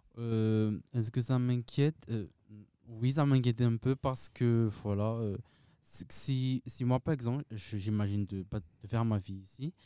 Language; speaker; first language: French; non-native, local second language; Malagasy